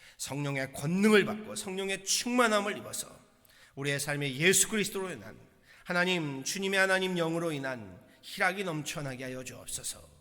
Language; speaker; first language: Korean; native; Korean